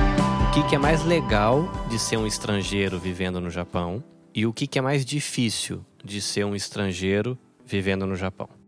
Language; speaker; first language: Portuguese; native; Portuguese